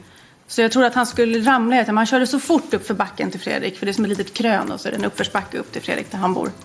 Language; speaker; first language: Swedish; native; Swedish